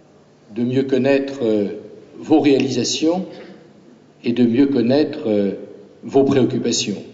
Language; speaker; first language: French; native; French